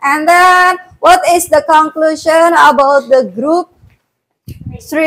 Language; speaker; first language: English; non-native, learner; Indonesian